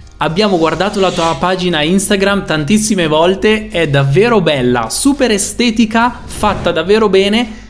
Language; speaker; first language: Italian; native; Italian